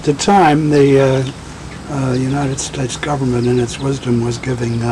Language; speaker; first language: English; native; English